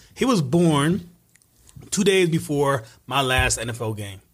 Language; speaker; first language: English; native; English